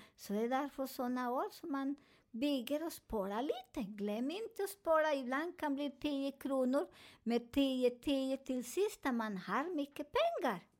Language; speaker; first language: Swedish; non-native, learner; Spanish